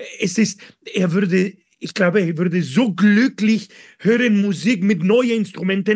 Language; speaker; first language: German; non-native, learner; Spanish